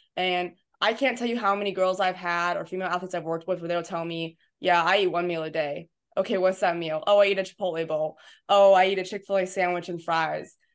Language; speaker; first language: English; native; English